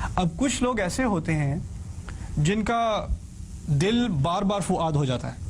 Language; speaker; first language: Urdu; early bilingual, heritage; Urdu